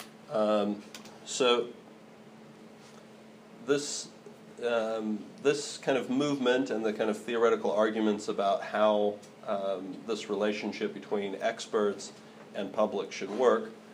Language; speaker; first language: English; native; English